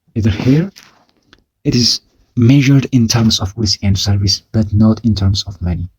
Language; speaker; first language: English; non-native, local second language; Amharic